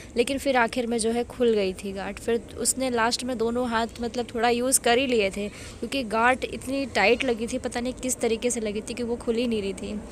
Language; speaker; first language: Hindi; native; Hindi